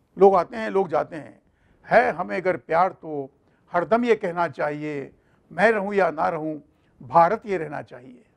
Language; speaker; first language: Hindi; non-native, local second language; Marathi